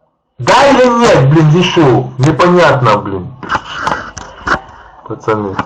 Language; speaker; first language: Russian; non-native, learner; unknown